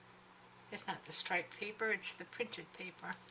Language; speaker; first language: English; native; English